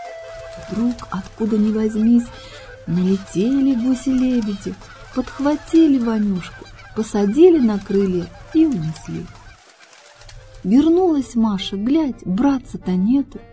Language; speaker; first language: Russian; native; Russian